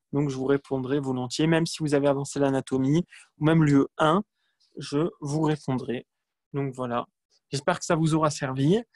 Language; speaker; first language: French; native; French